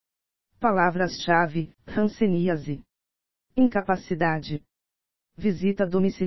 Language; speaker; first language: Portuguese; native; Portuguese